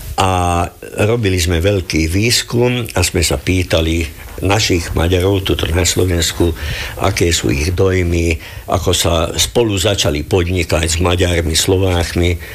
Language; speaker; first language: Slovak; non-native, local second language; Hungarian